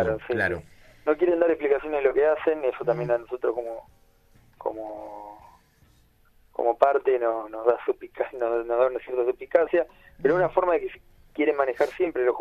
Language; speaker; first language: Spanish; native; Spanish